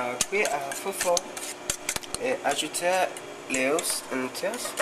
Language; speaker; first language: French; non-native, learner; Spanish